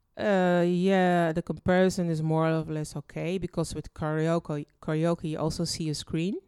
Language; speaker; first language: English; early bilingual, other home language; Dutch